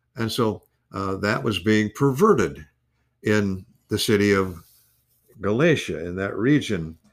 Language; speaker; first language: English; native; English